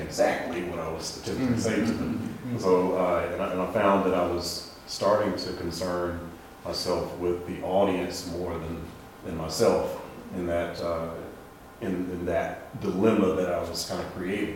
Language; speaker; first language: English; native; English